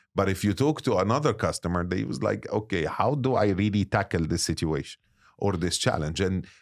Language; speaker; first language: English; non-native, fluent; Arabic